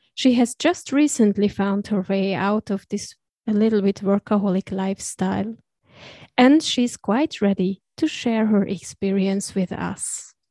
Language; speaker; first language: English; non-native, fluent; German